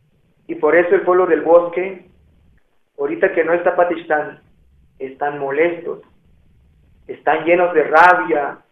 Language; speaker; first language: Spanish; non-native, local second language; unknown